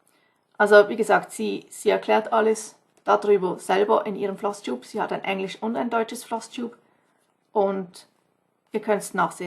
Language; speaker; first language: German; non-native, fluent; English